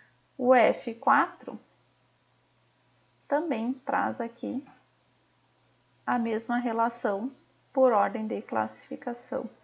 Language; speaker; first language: Portuguese; native; Portuguese